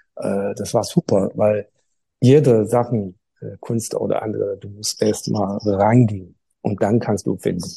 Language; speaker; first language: German; non-native, learner; Chinese